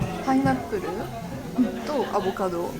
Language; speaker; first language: Japanese; non-native, learner; French